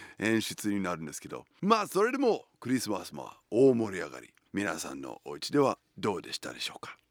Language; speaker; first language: Japanese; non-native, fluent; English